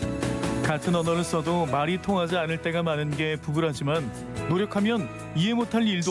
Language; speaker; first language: Korean; native; Korean